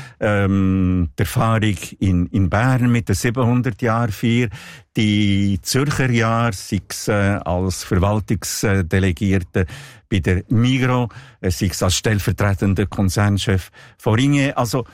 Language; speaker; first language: German; non-native, local second language; Italian